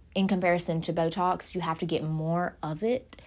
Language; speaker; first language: English; native; English